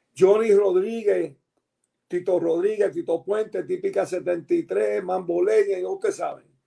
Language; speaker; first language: Spanish; early bilingual, heritage; Spanish